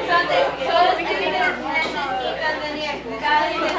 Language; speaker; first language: Spanish; early bilingual, other home language; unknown